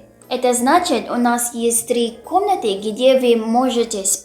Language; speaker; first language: Russian; non-native, learner; Filipino